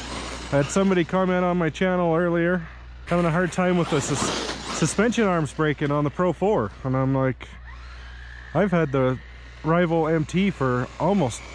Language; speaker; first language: English; native; English